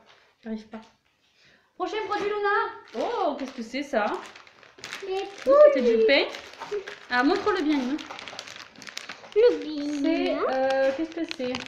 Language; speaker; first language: French; native; French